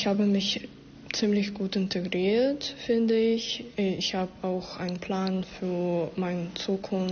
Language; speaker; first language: German; non-native, fluent; Ukrainian